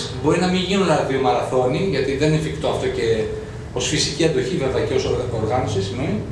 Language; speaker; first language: Greek; native; Greek